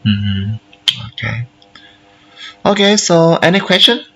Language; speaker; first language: English; non-native, learner; Vietnamese